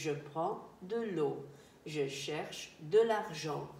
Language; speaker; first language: French; non-native, fluent; Dutch